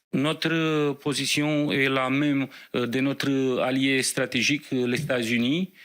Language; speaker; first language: French; non-native, fluent; Romanian